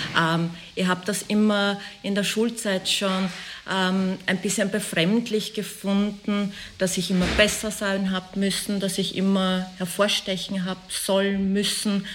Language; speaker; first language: German; early bilingual, other home language; Persian